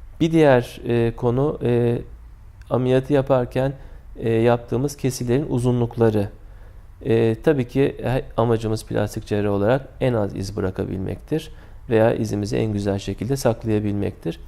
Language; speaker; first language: Turkish; native; Turkish